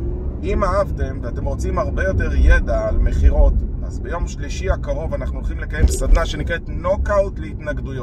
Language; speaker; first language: Hebrew; native; Hebrew